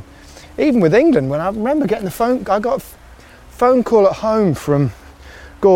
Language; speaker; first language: English; native; English